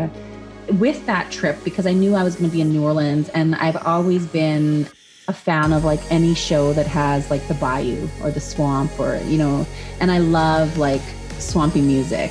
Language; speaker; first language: English; native; English